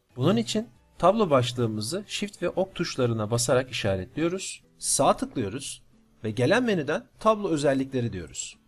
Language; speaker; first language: Turkish; native; Turkish